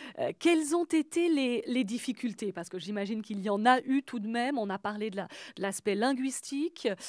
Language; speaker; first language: French; native; French